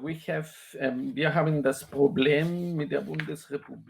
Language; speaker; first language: German; non-native, fluent; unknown